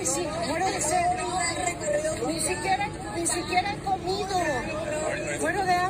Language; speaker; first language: Spanish; native; Spanish